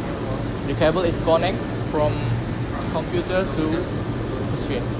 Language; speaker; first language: English; non-native, learner; Indonesian